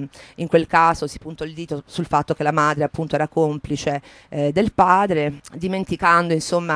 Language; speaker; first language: Italian; native; Italian